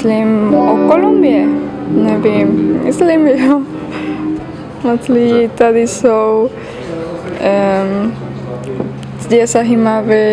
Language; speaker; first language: Czech; non-native, learner; Spanish